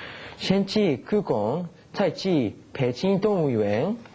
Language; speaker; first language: Chinese; non-native, learner; Japanese